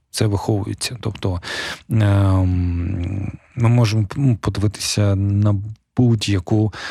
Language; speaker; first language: Ukrainian; non-native, local second language; Russian